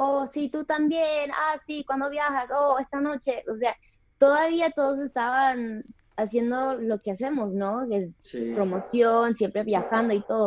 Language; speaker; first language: Spanish; early bilingual, other home language; English